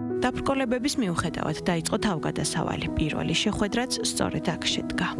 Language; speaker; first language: Georgian; native; Georgian